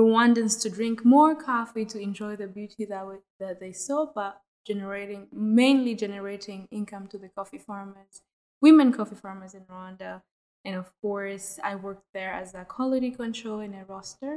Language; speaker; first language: English; non-native, local second language; Kinyarwanda